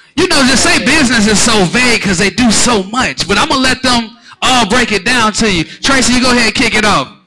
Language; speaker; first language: English; native; English